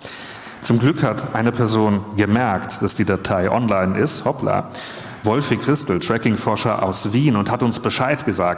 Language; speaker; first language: German; native; German